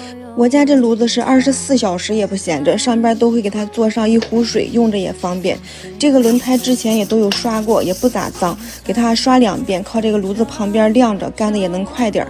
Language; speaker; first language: Chinese; native; Chinese